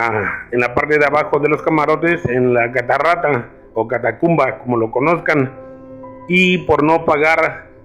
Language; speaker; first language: Spanish; native; Spanish